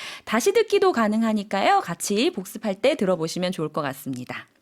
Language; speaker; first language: Korean; native; Korean